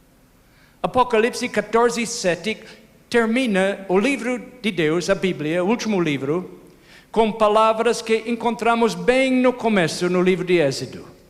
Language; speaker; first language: Portuguese; non-native, fluent; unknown